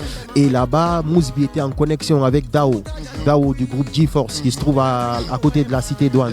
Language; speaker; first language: French; non-native, local second language; Fula